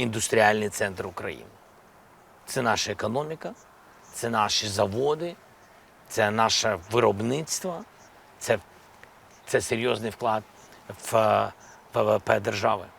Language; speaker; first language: Ukrainian; non-native, local second language; Russian